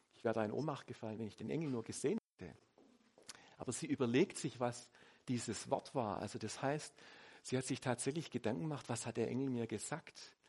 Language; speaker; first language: German; native; German